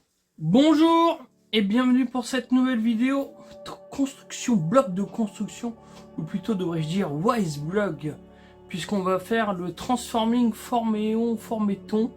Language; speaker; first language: French; native; French